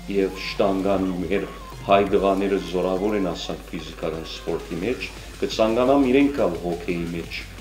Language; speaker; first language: Armenian; early bilingual, heritage; Armenian